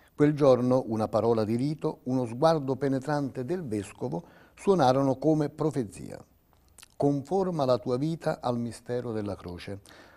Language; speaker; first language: Italian; native; Italian